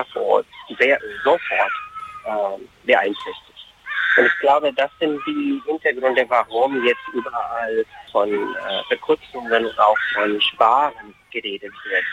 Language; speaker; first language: German; non-native, fluent; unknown